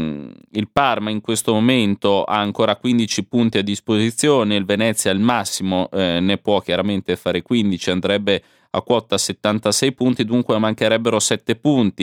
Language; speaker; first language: Italian; native; Italian